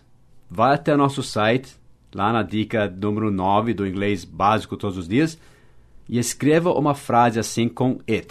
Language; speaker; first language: Portuguese; non-native, fluent; English